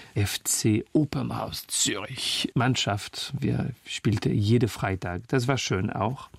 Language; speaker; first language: German; non-native, fluent; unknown